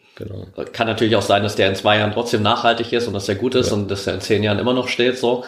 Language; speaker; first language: German; native; German